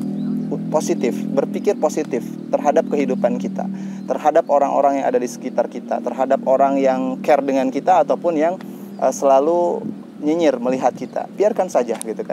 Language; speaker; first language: Indonesian; native; Indonesian